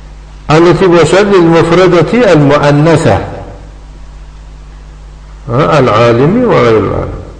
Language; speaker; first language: Arabic; non-native, fluent; Tajik